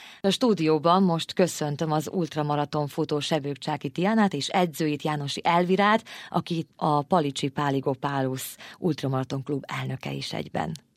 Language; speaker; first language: Hungarian; native; Hungarian